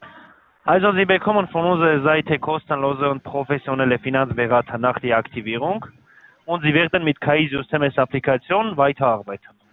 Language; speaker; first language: German; non-native, learner; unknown